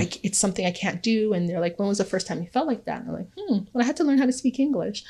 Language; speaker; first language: English; early bilingual, other home language; Akan